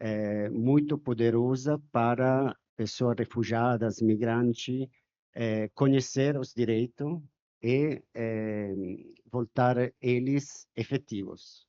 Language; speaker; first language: Portuguese; non-native, fluent; Spanish